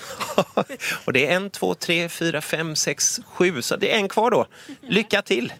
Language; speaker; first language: Swedish; native; Swedish